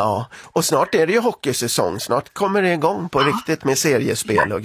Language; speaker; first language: Swedish; native; Swedish